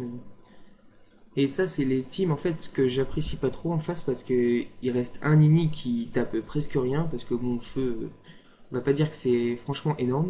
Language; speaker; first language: French; native; French